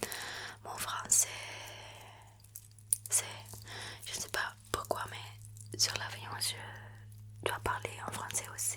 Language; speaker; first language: French; non-native, learner; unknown